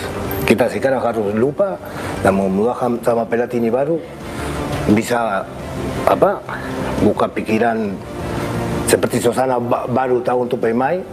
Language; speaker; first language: Indonesian; non-native, fluent; Spanish